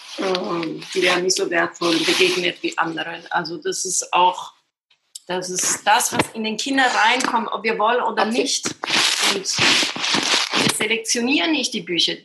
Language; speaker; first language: German; non-native, fluent; Italian